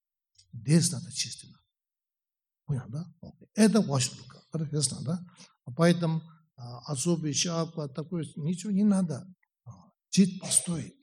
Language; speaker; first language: Russian; non-native, learner; Tibetan